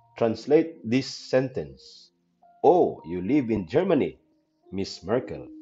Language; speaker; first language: English; non-native, learner; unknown